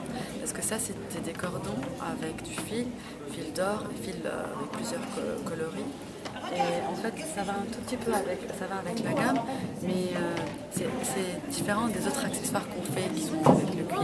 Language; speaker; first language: French; non-native, fluent; Arabic